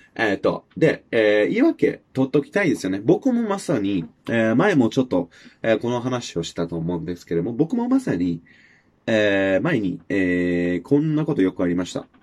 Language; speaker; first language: Japanese; non-native, fluent; English